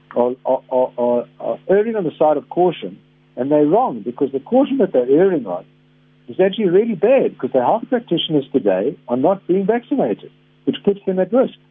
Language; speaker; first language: English; native; English